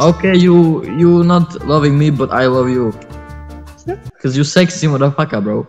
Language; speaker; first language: English; non-native, learner; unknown